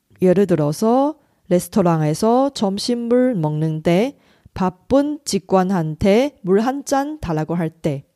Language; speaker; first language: Korean; non-native, fluent; Chinese